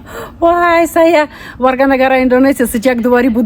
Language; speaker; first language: Indonesian; non-native, fluent; Russian